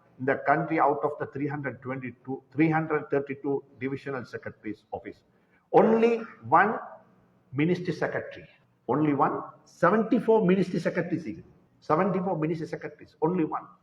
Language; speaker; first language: English; non-native, local second language; Tamil